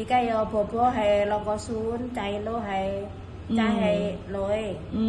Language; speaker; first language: Cantonese; non-native, learner; Indonesian